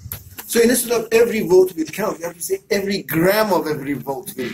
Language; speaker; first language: English; non-native, fluent; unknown